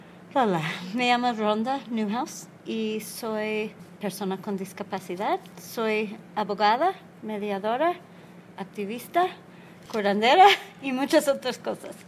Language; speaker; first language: Spanish; non-native, learner; English